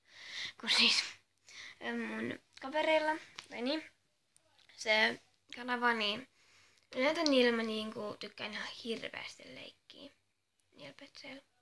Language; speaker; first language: Finnish; native; Finnish